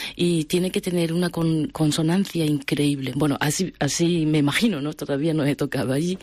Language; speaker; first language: Spanish; non-native, fluent; Japanese